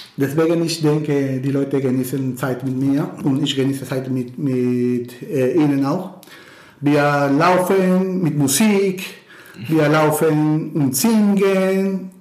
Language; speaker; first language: German; non-native, learner; Spanish